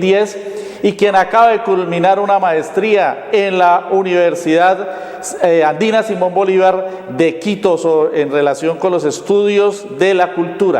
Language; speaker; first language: Spanish; native; Spanish